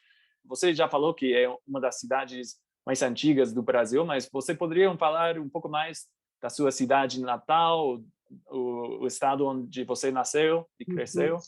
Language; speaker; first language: Portuguese; non-native, fluent; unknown